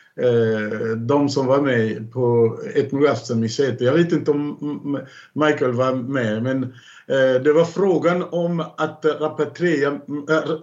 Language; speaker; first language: Swedish; non-native, fluent; Kongo